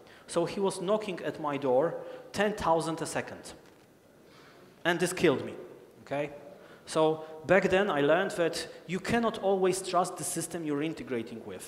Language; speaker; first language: English; non-native, fluent; Polish